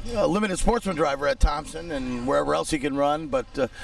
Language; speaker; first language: English; native; English